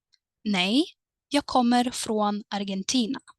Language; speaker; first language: Swedish; non-native, fluent; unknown